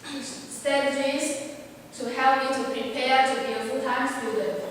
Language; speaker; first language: English; non-native, learner; Chinese